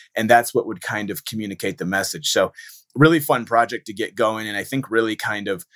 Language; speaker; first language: English; native; English